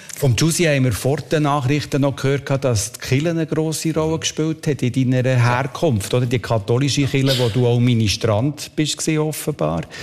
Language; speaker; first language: German; native; German